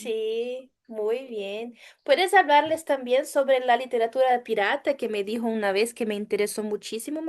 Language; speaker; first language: Spanish; non-native, fluent; Portuguese